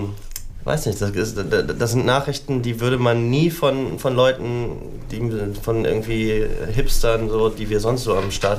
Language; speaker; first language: German; native; German